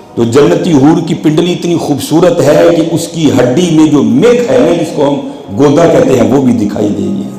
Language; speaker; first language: Urdu; non-native, local second language; Punjabi